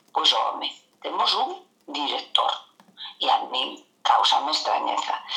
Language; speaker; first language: Galician; non-native, local second language; Spanish